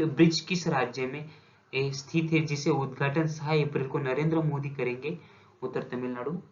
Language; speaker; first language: Hindi; non-native, local second language; Marathi